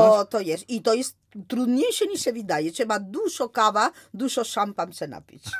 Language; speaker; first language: Polish; non-native, fluent; Spanish